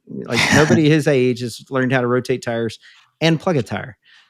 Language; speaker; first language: English; native; English